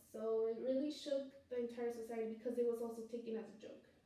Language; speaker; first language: English; non-native, fluent; Spanish